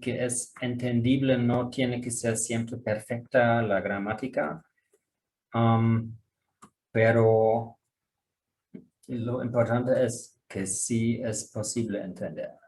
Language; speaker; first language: Spanish; non-native, fluent; German